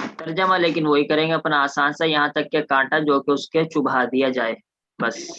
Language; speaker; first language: Urdu; native; Urdu